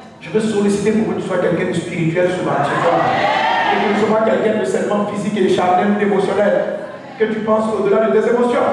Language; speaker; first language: French; non-native, local second language; Dyula